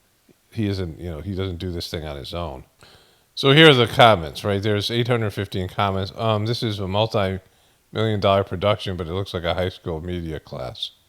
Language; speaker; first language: English; native; English